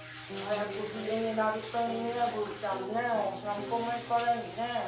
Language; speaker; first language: Japanese; native; Japanese